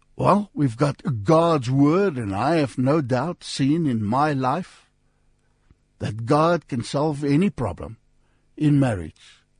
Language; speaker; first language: English; non-native, local second language; Afrikaans